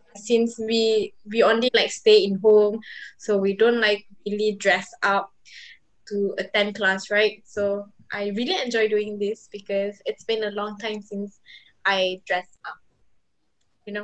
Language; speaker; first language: English; non-native, local second language; Malay